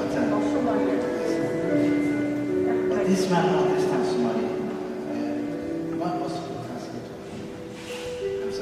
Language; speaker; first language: English; non-native, learner; Somali